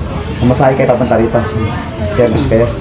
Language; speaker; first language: Filipino; native; Filipino